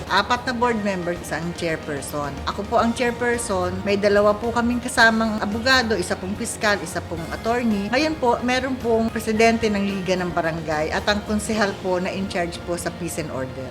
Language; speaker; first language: Filipino; native; Filipino